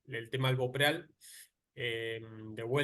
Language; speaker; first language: Spanish; native; Spanish